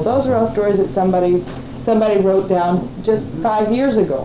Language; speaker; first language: English; native; English